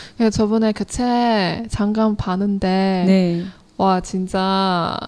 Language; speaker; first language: Korean; non-native, learner; Chinese